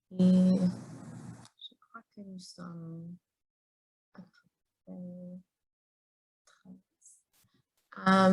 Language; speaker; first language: French; non-native, fluent; English